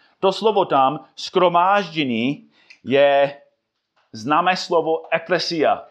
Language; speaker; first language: Czech; non-native, fluent; English